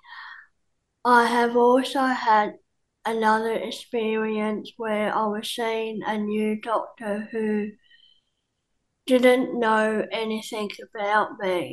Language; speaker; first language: English; native; English